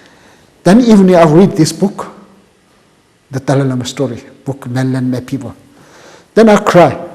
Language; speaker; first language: English; non-native, local second language; Tibetan